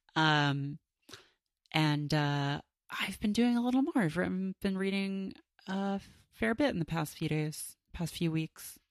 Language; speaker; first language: English; native; English